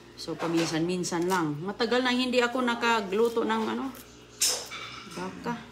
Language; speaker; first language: Filipino; non-native, local second language; Cebuano